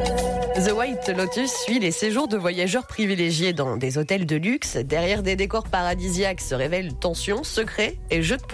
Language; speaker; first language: French; native; French